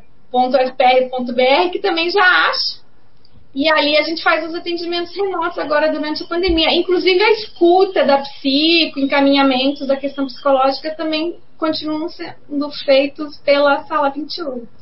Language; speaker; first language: Portuguese; native; Portuguese